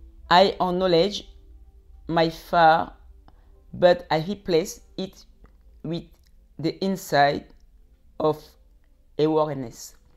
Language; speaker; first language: English; non-native, learner; French